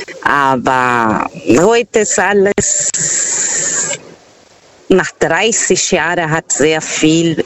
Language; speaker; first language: German; non-native, fluent; Portuguese